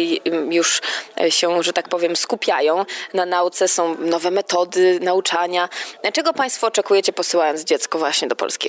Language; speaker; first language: Polish; native; Polish